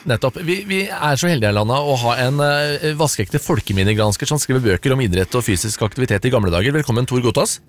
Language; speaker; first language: Norwegian; native; Norwegian